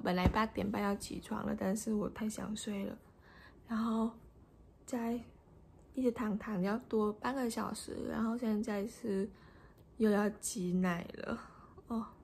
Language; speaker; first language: Chinese; non-native, fluent; Vietnamese